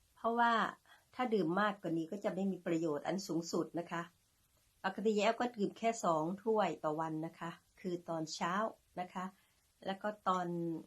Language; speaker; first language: Thai; native; Thai